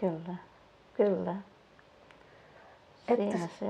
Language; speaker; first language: Finnish; native; Finnish